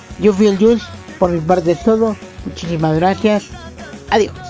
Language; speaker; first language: Spanish; native; Spanish